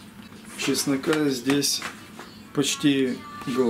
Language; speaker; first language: Russian; native; Russian